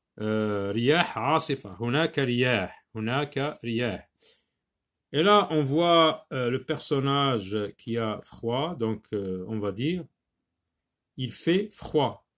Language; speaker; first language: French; non-native, local second language; Arabic